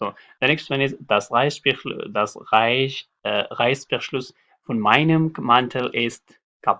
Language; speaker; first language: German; non-native, learner; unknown